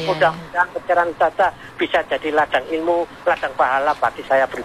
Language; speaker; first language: Indonesian; non-native, local second language; Javanese